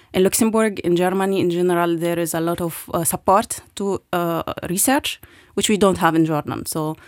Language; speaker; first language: English; non-native, fluent; Arabic